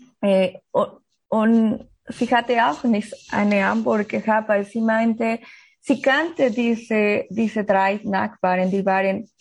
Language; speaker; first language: German; non-native, learner; Spanish